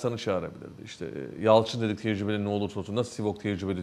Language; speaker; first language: Turkish; native; Turkish